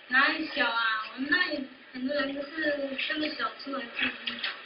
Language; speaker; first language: Chinese; native; Chinese